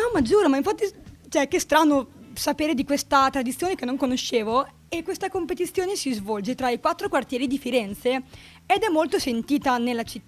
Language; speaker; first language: Italian; native; Italian